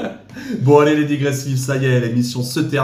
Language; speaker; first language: French; native; French